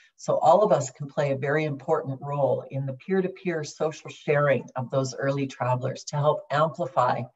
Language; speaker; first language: English; native; English